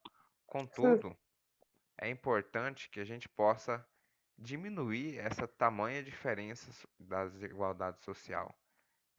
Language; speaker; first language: Portuguese; native; Portuguese